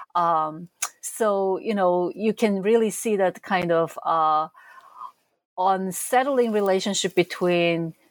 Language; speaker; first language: English; non-native, fluent; Korean